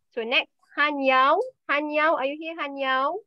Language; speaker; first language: English; non-native, learner; Malay